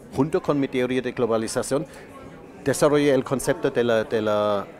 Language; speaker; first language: Spanish; non-native, fluent; German